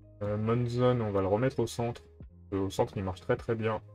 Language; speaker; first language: French; native; French